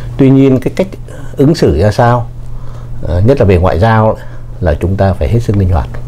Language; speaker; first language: Vietnamese; native; Vietnamese